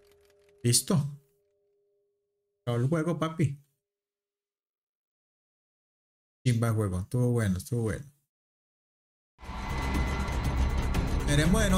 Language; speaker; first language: Spanish; native; Spanish